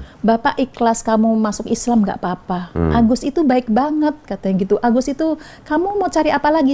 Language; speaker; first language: Indonesian; non-native, local second language; Javanese